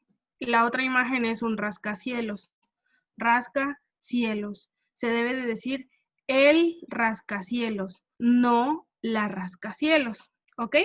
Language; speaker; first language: Spanish; non-native, fluent; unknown